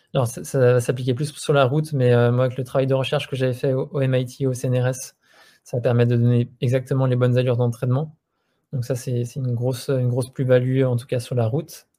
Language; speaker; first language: French; native; French